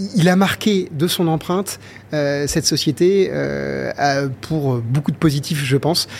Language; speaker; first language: French; native; French